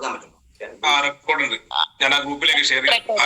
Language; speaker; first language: Malayalam; native; Malayalam